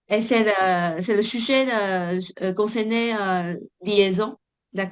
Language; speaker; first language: French; non-native, fluent; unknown